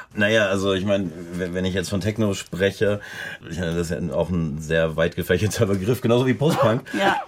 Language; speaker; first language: German; native; German